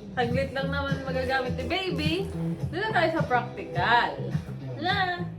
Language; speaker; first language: Filipino; native; Filipino